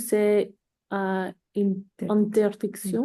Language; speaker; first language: French; non-native, learner; English